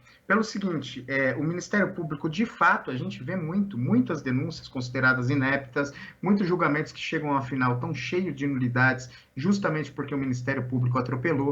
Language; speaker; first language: Portuguese; native; Portuguese